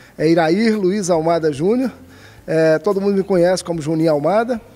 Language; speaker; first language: Portuguese; native; Portuguese